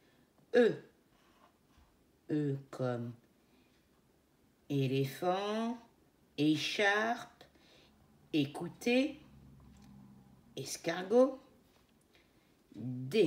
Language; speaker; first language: French; native; French